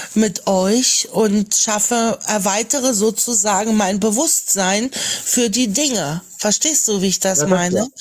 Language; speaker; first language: German; native; German